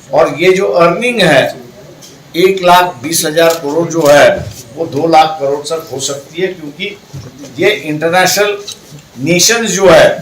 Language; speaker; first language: Hindi; non-native, local second language; Marathi